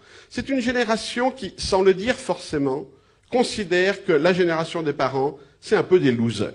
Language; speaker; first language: French; native; French